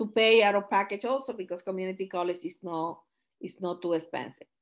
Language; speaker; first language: English; non-native, fluent; Spanish